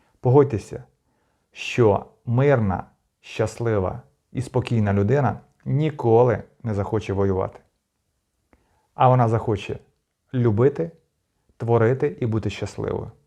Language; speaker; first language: Ukrainian; native; Ukrainian